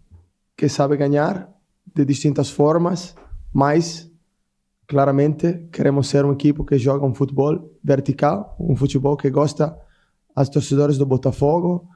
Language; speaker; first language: Portuguese; non-native, fluent; Italian